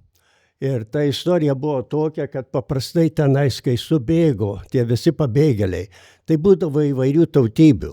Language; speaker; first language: Lithuanian; native; Lithuanian